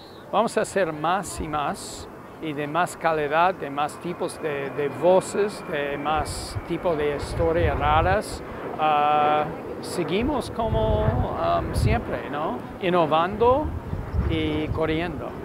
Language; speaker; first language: Spanish; non-native, fluent; English